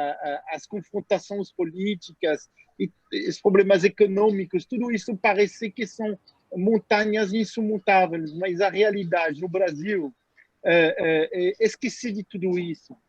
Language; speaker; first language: Portuguese; non-native, fluent; French